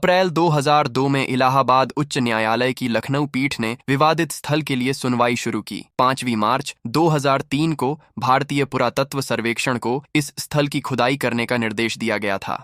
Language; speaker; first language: Hindi; native; Hindi